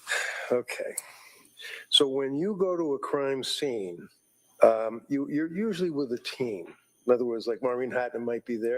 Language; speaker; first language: English; native; English